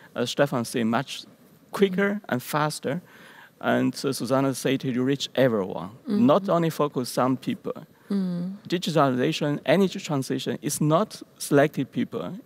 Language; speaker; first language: English; non-native, learner; Chinese